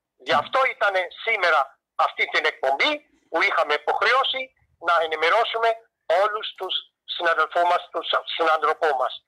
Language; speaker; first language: Greek; non-native, fluent; Urdu